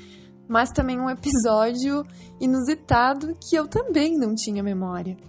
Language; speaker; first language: Portuguese; native; Portuguese